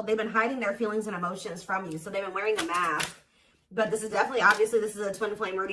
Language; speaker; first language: English; native; English